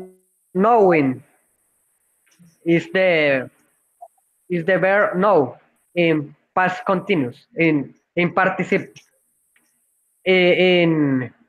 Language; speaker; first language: English; non-native, learner; Spanish